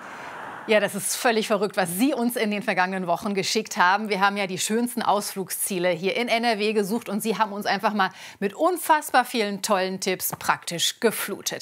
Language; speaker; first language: German; native; German